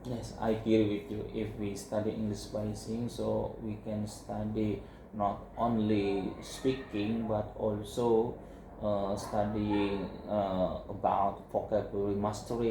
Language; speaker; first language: English; non-native, learner; Indonesian